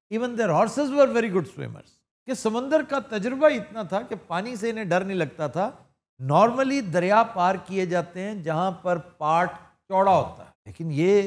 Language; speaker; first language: Urdu; non-native, local second language; Punjabi